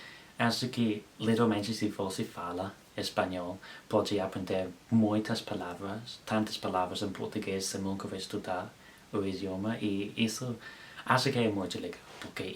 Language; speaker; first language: Portuguese; non-native, learner; English